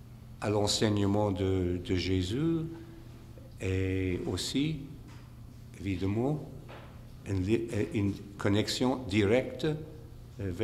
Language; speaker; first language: French; non-native, fluent; English